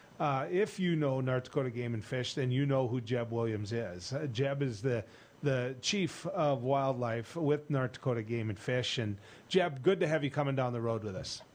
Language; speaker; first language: English; native; English